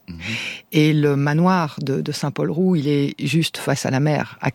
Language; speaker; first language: French; native; French